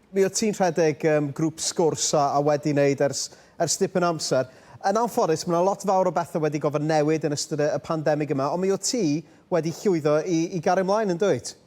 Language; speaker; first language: Welsh; native; Welsh